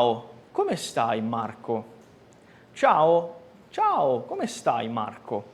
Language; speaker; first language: Italian; non-native, fluent; Portuguese